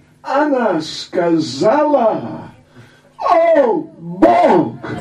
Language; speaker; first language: Russian; non-native, learner; English